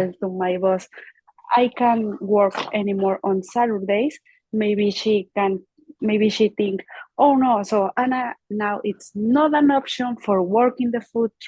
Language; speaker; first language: English; non-native, learner; Spanish